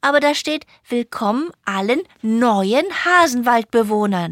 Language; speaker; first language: German; native; German